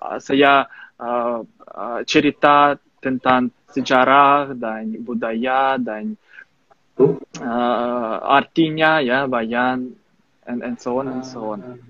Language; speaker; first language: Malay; non-native, fluent; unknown